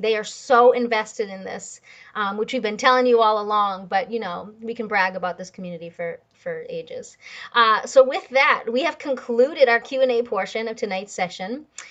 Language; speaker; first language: English; native; English